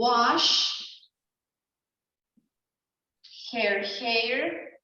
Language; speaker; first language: English; non-native, learner; Spanish